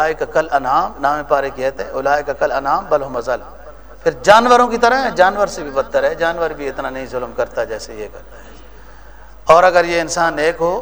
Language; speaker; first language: Urdu; non-native, local second language; Punjabi